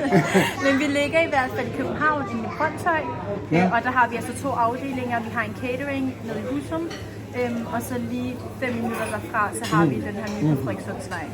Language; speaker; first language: Danish; early bilingual, other home language; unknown